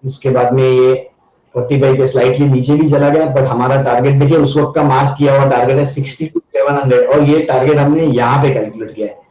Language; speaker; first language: Hindi; non-native, local second language; Marathi